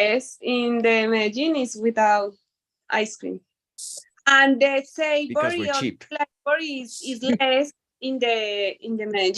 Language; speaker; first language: English; non-native, learner; Spanish